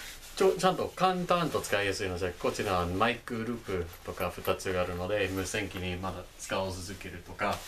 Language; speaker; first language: Japanese; non-native, fluent; English